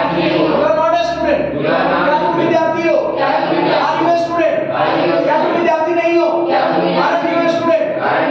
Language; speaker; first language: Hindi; native; Hindi